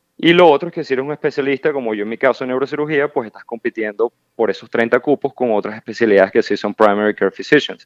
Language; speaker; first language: Spanish; native; Spanish